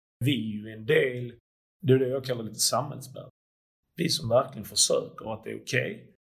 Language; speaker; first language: Swedish; early bilingual, other home language; Croatian